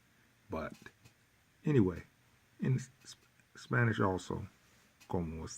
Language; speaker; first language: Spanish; non-native, fluent; English